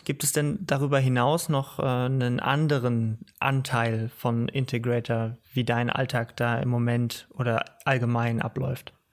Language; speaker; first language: German; native; German